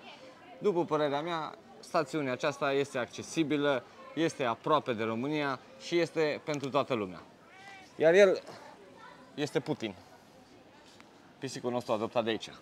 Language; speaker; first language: Romanian; native; Romanian